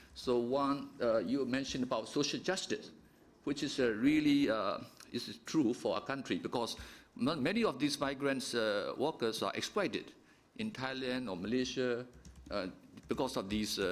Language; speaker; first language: English; non-native, fluent; Burmese